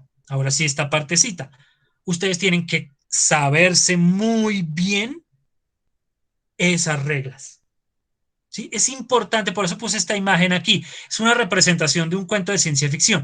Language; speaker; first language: Spanish; native; Spanish